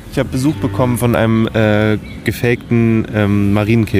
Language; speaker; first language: German; native; German